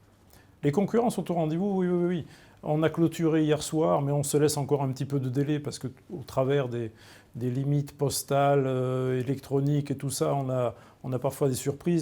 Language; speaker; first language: French; native; French